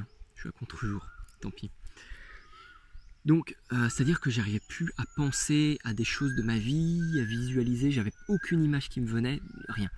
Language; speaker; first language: French; native; French